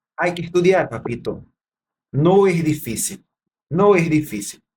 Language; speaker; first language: Spanish; non-native, learner; Portuguese